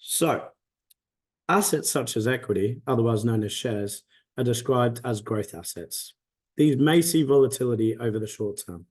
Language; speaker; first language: English; native; English